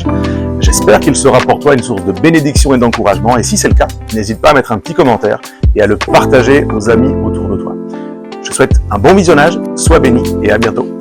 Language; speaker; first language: French; native; French